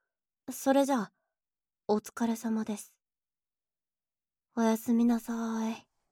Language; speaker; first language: Japanese; native; Japanese